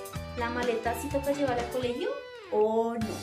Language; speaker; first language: Spanish; native; Spanish